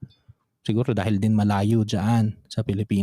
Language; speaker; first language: Filipino; native; Filipino